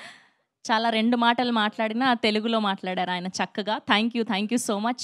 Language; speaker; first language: Telugu; native; Telugu